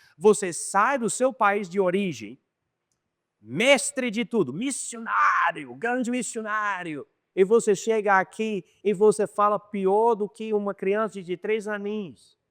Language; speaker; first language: Portuguese; non-native, fluent; English